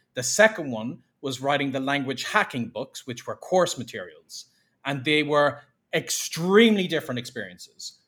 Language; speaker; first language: English; native; English